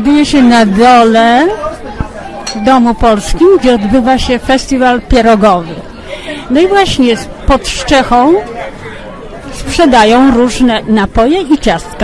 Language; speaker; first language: Polish; native; Polish